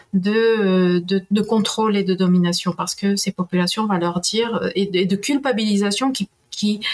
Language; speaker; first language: French; non-native, fluent; Spanish